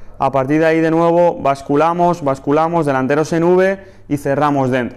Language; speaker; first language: Spanish; native; Spanish